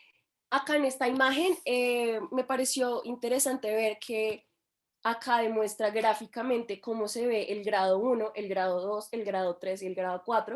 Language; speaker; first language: Spanish; native; Spanish